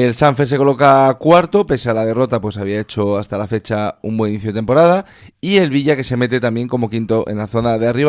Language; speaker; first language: Spanish; native; Spanish